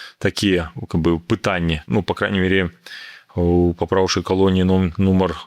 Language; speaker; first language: Belarusian; non-native, local second language; Russian